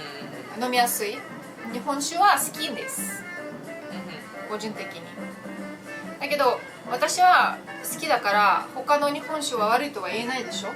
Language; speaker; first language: Japanese; non-native, fluent; Russian